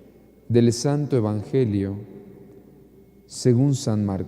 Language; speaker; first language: Spanish; native; Spanish